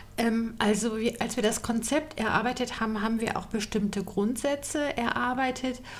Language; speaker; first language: German; native; German